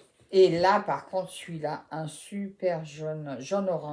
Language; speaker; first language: French; native; French